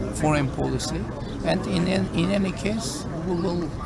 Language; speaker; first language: English; non-native, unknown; Armenian